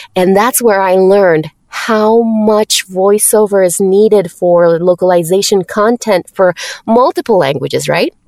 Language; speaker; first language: English; non-native, fluent; Spanish